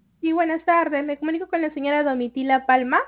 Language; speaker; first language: Spanish; native; Spanish